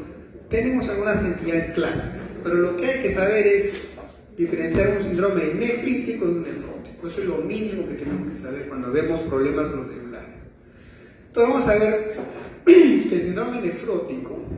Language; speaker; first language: Spanish; native; Spanish